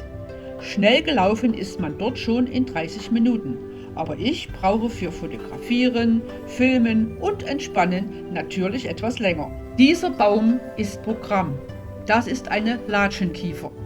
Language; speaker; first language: German; native; German